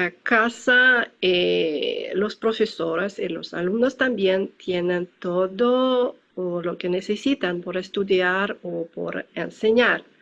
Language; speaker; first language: Spanish; non-native, learner; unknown